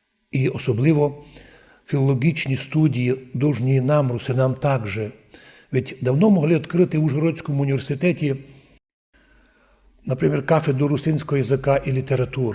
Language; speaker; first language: Ukrainian; non-native, local second language; Rusyn